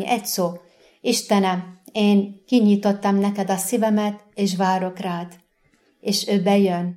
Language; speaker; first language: Hungarian; non-native, learner; Arabic